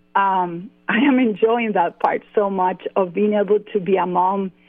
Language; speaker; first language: English; non-native, fluent; Spanish